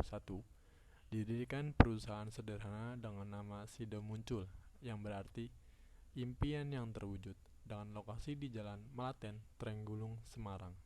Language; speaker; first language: Indonesian; native; Indonesian